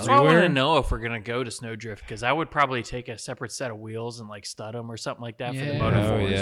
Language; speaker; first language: English; native; English